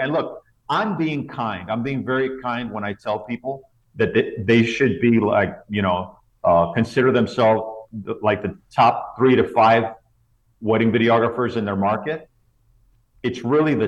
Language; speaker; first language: English; native; English